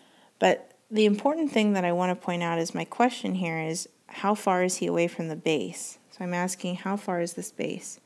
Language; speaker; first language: English; native; English